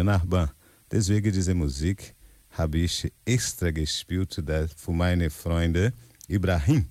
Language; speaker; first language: German; non-native, learner; Portuguese